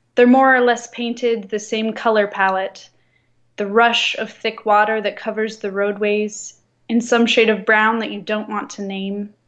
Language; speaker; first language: English; native; English